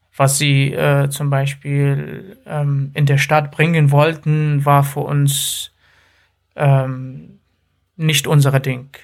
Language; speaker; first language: German; non-native, fluent; Arabic